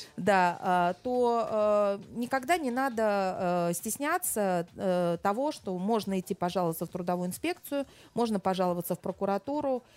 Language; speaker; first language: Russian; native; Russian